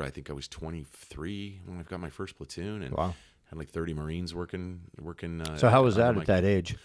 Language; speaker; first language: English; native; English